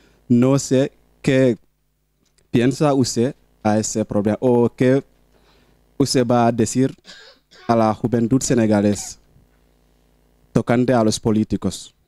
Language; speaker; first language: Spanish; non-native, local second language; Wolof